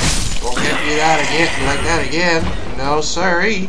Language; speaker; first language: English; native; English